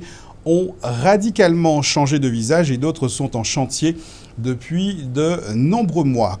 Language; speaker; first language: French; native; French